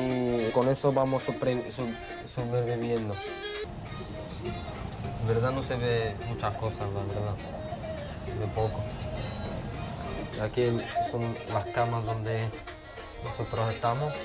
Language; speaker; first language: Spanish; early bilingual, other home language; Arabic